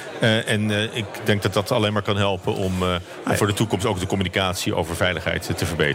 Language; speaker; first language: Dutch; native; Dutch